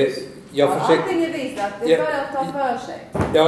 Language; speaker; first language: Swedish; non-native, fluent; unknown